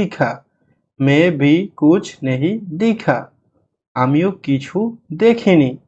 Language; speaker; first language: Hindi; non-native, learner; Bangla